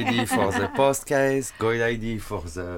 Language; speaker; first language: English; non-native, learner; French